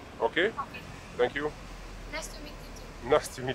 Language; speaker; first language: English; non-native, fluent; Arabic